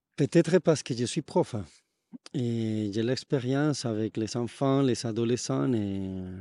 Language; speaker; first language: French; non-native, fluent; Spanish